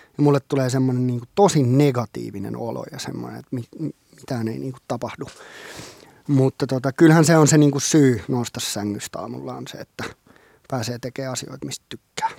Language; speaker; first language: Finnish; non-native, local second language; Swedish